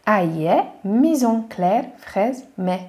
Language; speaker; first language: French; non-native, fluent; Hungarian